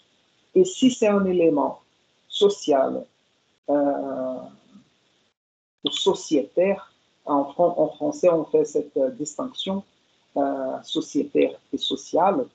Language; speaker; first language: French; non-native, fluent; Portuguese